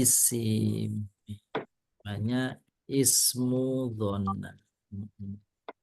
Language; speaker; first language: Arabic; non-native, fluent; Indonesian